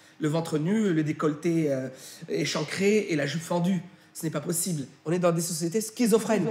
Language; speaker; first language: French; non-native, local second language; Arabic